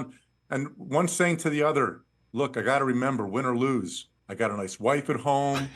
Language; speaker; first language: English; native; English